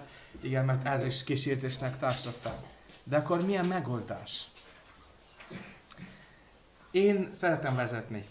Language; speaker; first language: Hungarian; non-native, learner; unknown